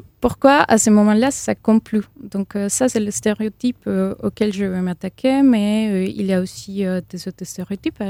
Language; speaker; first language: French; non-native, fluent; Spanish